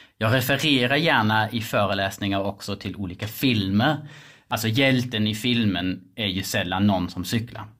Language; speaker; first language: Swedish; non-native, fluent; German